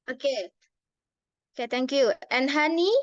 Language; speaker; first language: English; non-native, learner; Indonesian